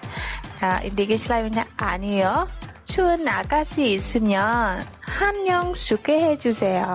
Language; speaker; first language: Korean; non-native, fluent; Khmer